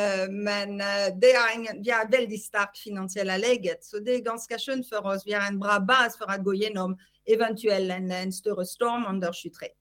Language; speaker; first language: Swedish; non-native, fluent; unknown